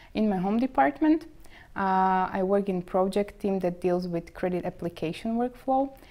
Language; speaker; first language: English; non-native, fluent; Slovak